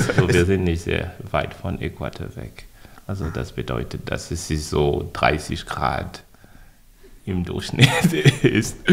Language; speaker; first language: German; non-native, fluent; French